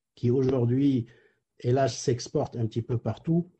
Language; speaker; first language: French; non-native, local second language; Arabic